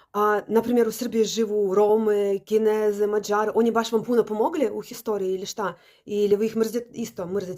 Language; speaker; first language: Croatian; non-native, learner; Russian